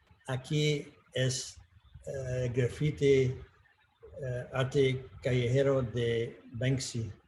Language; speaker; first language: Spanish; non-native, fluent; English